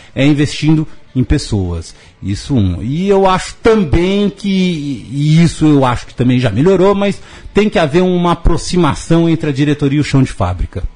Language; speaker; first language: Portuguese; native; Portuguese